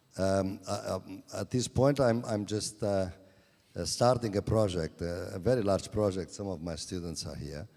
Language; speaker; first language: English; non-native, fluent; Portuguese